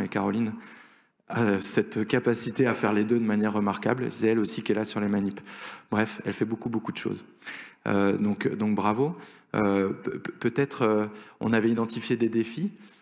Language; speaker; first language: French; native; French